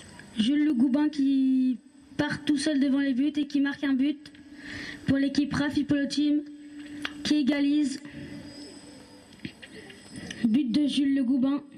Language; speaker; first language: French; native; French